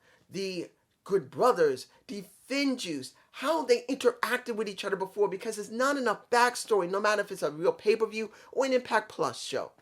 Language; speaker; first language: English; native; English